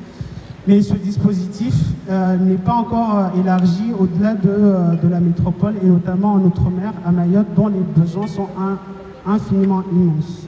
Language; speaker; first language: French; non-native, local second language; Comorian